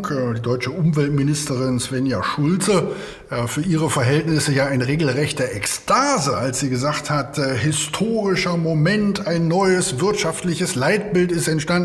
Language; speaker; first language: German; native; German